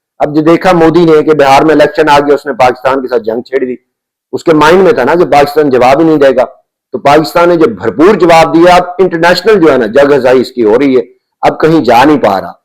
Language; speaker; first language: Urdu; non-native, local second language; Punjabi